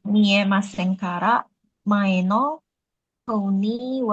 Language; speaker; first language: Japanese; non-native, learner; Indonesian